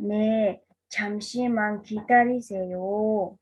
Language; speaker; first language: Korean; non-native, fluent; Mongolian